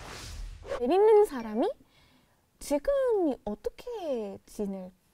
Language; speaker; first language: Korean; non-native, fluent; Spanish